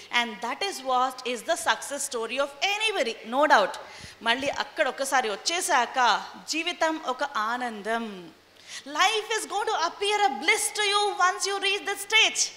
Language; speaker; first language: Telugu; non-native, local second language; Hindi